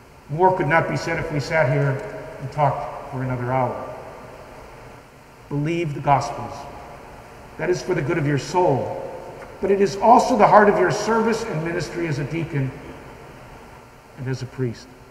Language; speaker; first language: English; native; English